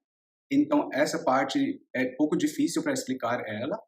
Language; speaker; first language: Portuguese; non-native, learner; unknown